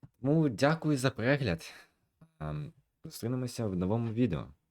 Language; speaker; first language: Ukrainian; native; Ukrainian